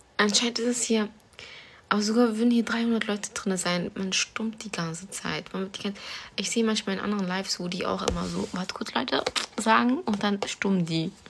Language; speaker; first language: German; early bilingual, other home language; Persian